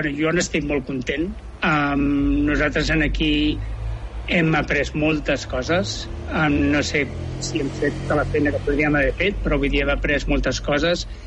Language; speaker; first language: Catalan; native; Catalan